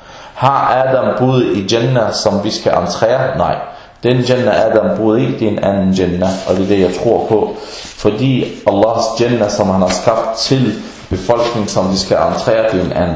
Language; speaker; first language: Danish; early bilingual, other home language; Arabic